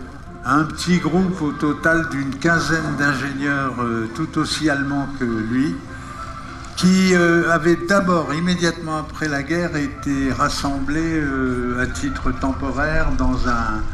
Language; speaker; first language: French; native; French